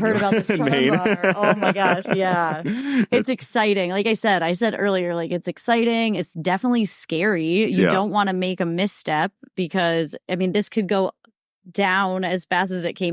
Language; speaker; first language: English; native; English